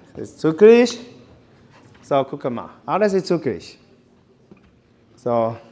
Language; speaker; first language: German; non-native, fluent; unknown